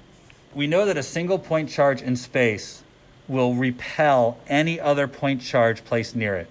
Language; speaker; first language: English; native; English